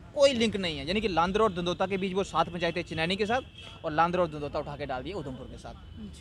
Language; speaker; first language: Hindi; native; Hindi